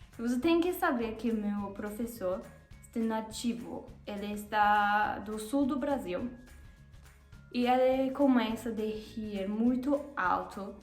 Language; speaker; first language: Portuguese; non-native, learner; German